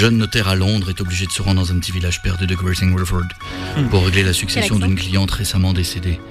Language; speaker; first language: French; native; French